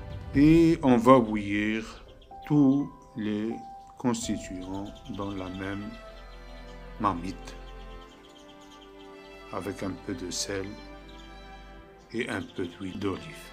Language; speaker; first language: French; non-native, local second language; Arabic